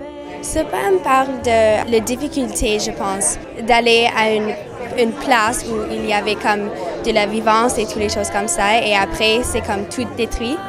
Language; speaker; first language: French; non-native, learner; English